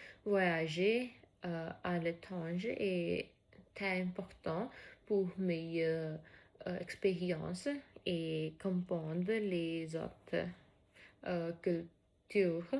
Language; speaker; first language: French; non-native, learner; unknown